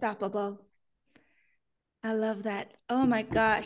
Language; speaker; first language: English; non-native, fluent; Norwegian